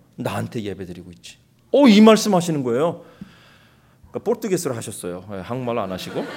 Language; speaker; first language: Korean; early bilingual, heritage; Korean